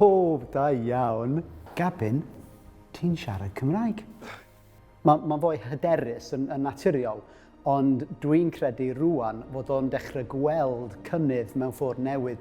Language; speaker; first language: Welsh; native; Welsh